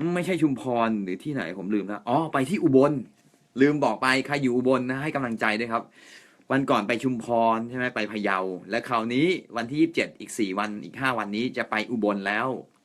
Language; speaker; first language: Thai; non-native, fluent; Japanese